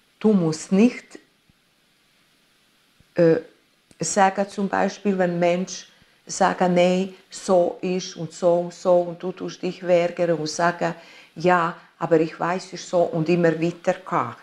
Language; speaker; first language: German; non-native, fluent; Italian